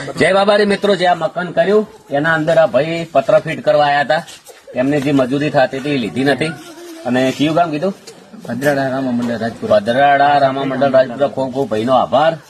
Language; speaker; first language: Gujarati; native; Gujarati